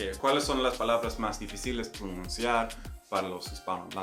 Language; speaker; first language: Spanish; non-native, fluent; Swedish